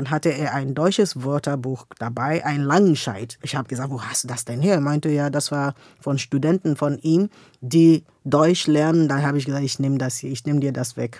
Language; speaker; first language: German; non-native, fluent; Igbo